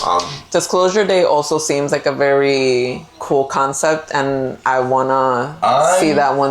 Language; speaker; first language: English; native; English